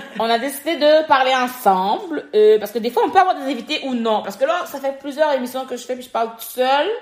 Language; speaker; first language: French; native; French